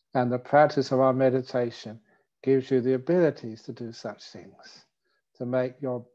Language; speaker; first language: English; native; English